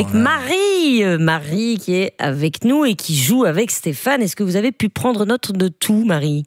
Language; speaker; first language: French; native; French